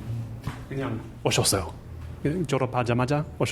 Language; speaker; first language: Korean; non-native, learner; English